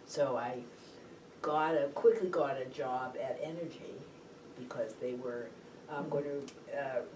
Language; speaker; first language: English; native; English